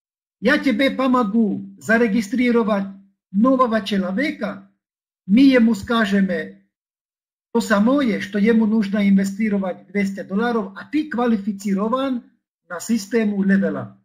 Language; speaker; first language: Russian; non-native, fluent; Czech